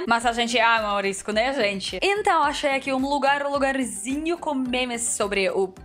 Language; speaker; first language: Portuguese; non-native, learner; Russian